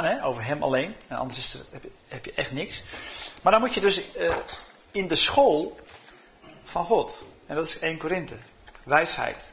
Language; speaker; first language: Dutch; native; Dutch